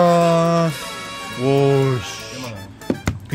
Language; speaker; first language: Korean; native; Korean